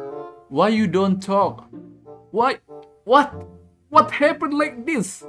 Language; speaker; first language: English; non-native, learner; Indonesian